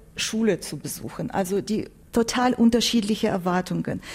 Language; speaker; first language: German; non-native, fluent; Turkish